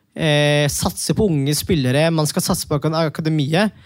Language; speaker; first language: Norwegian; early bilingual, other home language; Turkish